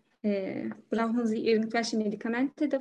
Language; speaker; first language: German; non-native, learner; Turkish